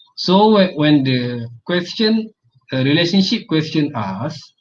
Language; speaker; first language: English; non-native, local second language; Malay